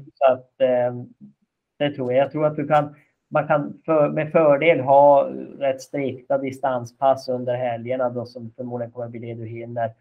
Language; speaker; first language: Swedish; native; Swedish